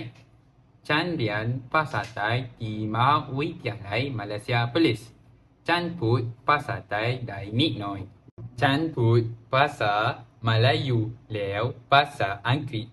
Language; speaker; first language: Thai; non-native, learner; Malay